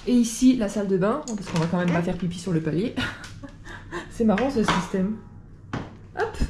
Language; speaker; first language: French; native; French